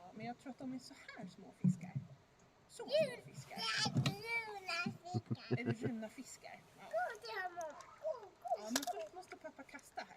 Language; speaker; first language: Swedish; native; Swedish